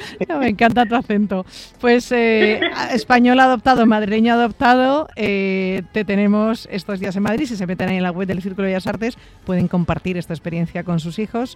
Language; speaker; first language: Spanish; native; Spanish